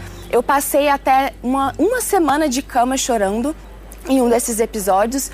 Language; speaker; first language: Portuguese; early bilingual, other home language; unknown